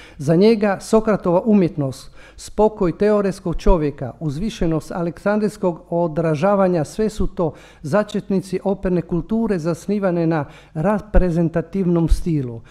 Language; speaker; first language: Croatian; non-native, local second language; Italian